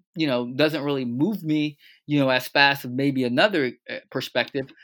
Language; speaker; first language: English; native; English